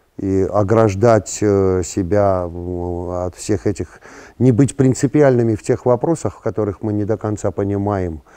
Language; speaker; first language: Russian; non-native, local second language; Georgian